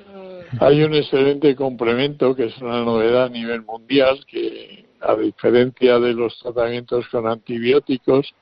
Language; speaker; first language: Spanish; native; Spanish